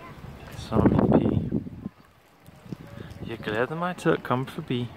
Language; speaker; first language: Danish; non-native, fluent; English